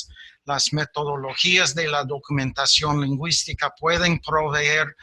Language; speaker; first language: Spanish; non-native, fluent; English